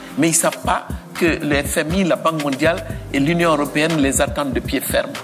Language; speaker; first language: French; non-native, local second language; Bambara